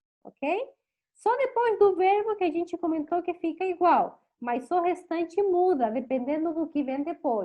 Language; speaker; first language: Portuguese; non-native, fluent; Spanish